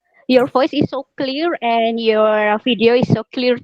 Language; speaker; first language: English; non-native, learner; Indonesian